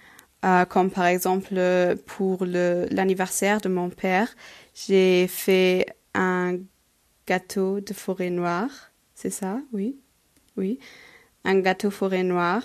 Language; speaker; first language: French; non-native, local second language; Luxembourgish